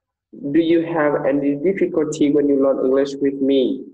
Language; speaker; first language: English; non-native, fluent; Vietnamese